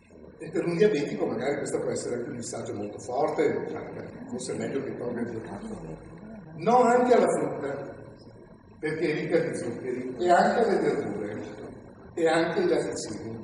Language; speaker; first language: Italian; native; Italian